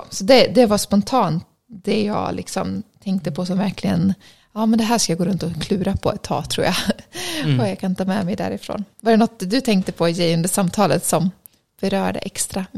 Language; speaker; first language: Swedish; native; Swedish